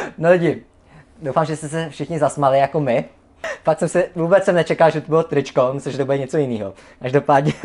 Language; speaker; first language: Czech; early bilingual, other home language; Vietnamese